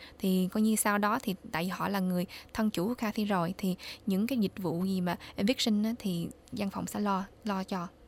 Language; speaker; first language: Vietnamese; early bilingual, heritage; Vietnamese